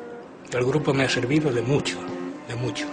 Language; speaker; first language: Spanish; native; Spanish